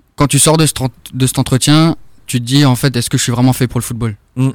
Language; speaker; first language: French; native; French